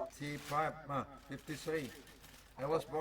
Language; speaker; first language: English; non-native, learner; Sasak